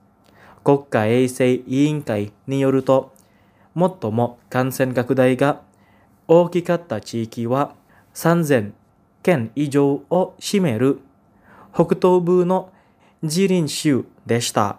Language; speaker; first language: Japanese; non-native, fluent; Indonesian